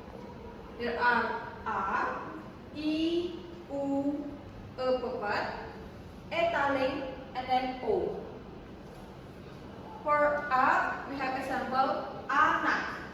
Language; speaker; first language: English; non-native, learner; Indonesian